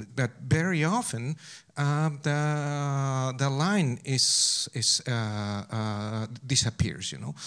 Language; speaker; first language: English; non-native, fluent; Spanish